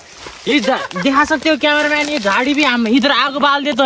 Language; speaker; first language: Hindi; non-native, learner; Nepali